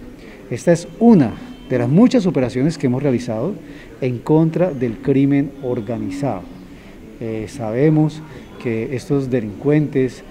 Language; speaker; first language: Spanish; native; Spanish